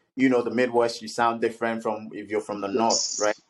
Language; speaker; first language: English; non-native, local second language; Yoruba